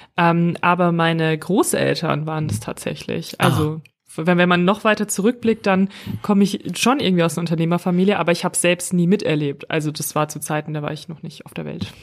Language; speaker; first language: German; native; German